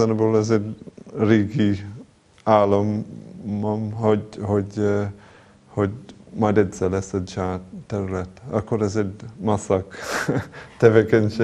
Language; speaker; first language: Hungarian; non-native, fluent; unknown